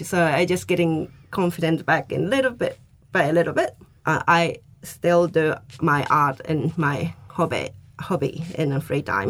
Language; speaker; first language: English; non-native, fluent; Japanese